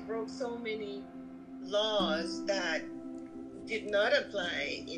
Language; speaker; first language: English; non-native, local second language; Zulu